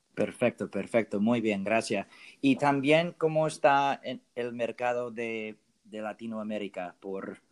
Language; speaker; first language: Spanish; non-native, learner; English